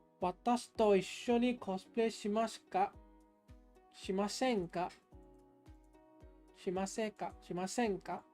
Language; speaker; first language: Japanese; non-native, learner; English